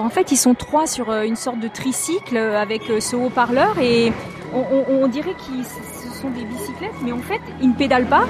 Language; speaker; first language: French; native; French